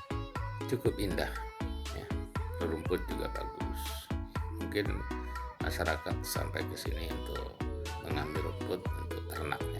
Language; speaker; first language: Indonesian; non-native, local second language; Minangkabau